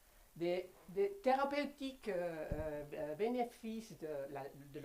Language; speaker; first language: French; non-native, fluent; Spanish